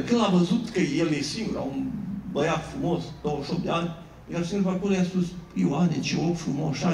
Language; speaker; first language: Romanian; native; Romanian